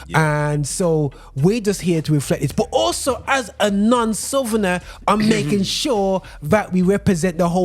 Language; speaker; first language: English; native; English